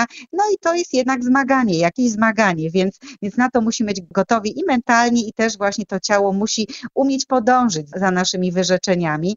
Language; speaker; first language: Polish; native; Polish